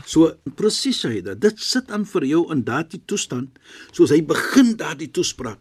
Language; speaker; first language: Afrikaans; non-native, fluent; Arabic